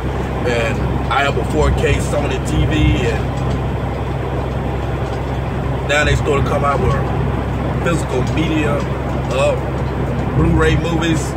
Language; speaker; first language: English; native; English